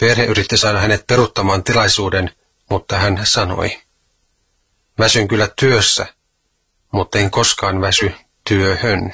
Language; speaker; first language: Finnish; native; Finnish